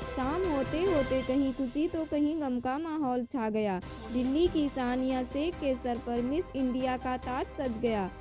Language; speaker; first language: Hindi; native; Hindi